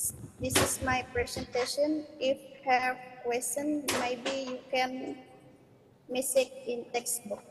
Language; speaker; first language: English; non-native, learner; Indonesian